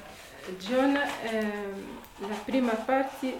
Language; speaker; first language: Italian; non-native, learner; Arabic